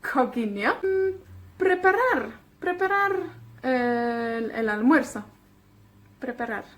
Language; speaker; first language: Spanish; non-native, fluent; Welsh